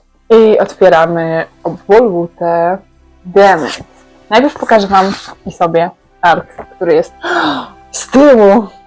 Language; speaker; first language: Polish; native; Polish